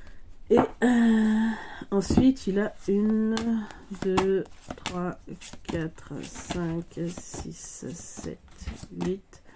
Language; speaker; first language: French; native; French